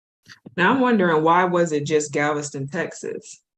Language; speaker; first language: English; native; English